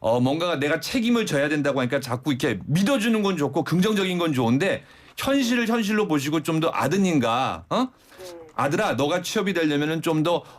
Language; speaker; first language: Korean; native; Korean